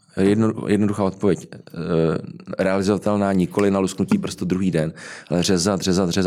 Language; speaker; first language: Czech; native; Czech